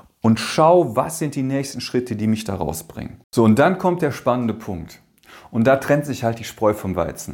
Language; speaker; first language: German; native; German